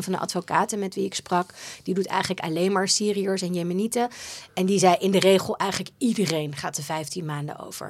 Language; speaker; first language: Dutch; native; Dutch